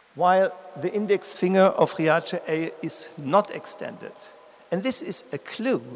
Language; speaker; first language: English; non-native, fluent; German